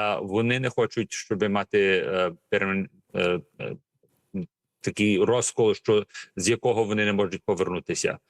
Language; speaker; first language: Ukrainian; early bilingual, heritage; Ukrainian